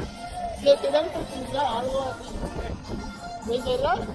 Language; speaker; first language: Spanish; non-native, learner; English